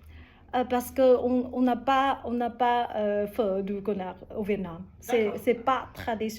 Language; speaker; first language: French; non-native, learner; Vietnamese